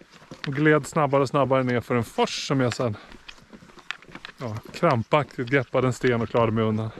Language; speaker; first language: Swedish; native; Swedish